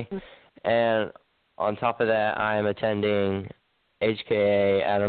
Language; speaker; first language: English; native; English